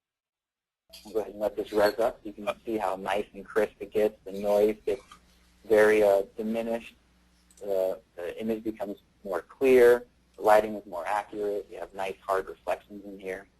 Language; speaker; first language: English; native; English